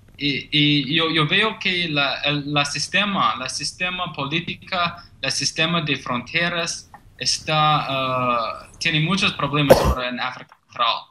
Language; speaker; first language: Spanish; non-native, learner; English